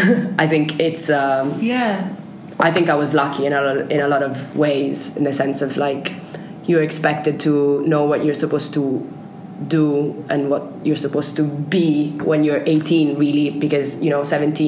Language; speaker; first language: English; non-native, fluent; Italian